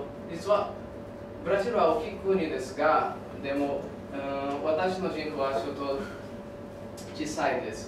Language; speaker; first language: Japanese; non-native, learner; Portuguese